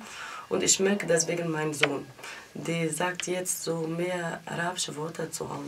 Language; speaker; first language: German; non-native, learner; Arabic